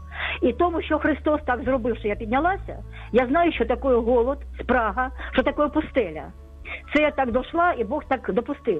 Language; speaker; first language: Ukrainian; non-native, local second language; Russian